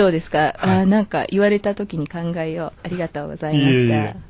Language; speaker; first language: Japanese; native; Japanese